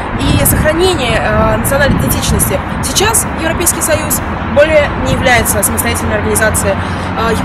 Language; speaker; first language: Russian; native; Russian